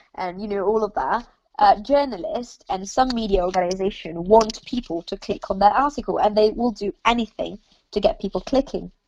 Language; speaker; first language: English; non-native, fluent; Italian